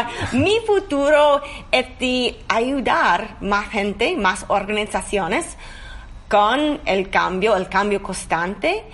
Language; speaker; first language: Spanish; non-native, learner; English